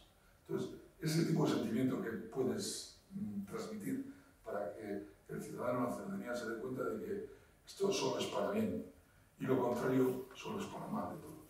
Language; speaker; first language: Spanish; native; Spanish